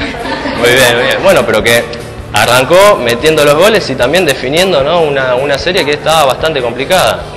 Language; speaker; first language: Spanish; native; Spanish